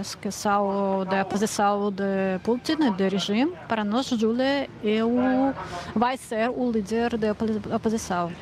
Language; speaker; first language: Portuguese; non-native, learner; Russian